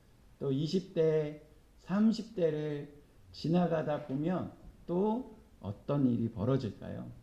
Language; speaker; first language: Korean; native; Korean